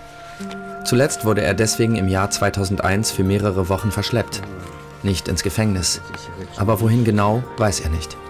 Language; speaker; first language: German; native; German